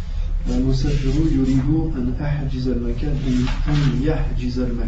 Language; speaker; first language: Arabic; non-native, learner; French